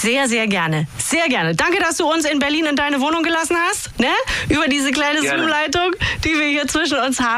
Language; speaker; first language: German; native; German